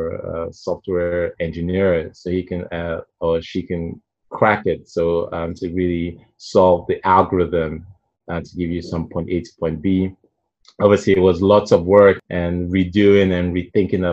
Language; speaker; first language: English; non-native, local second language; Igbo